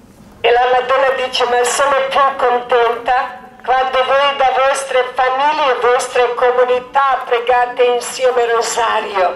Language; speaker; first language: Italian; non-native, learner; Croatian